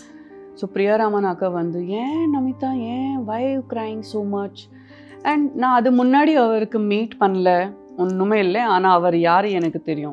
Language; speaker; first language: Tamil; non-native, local second language; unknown